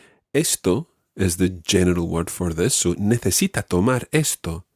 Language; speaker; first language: Spanish; non-native, fluent; English